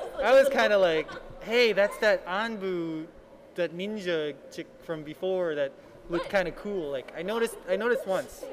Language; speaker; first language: English; native; English